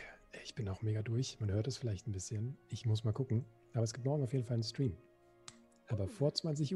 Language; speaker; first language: German; native; German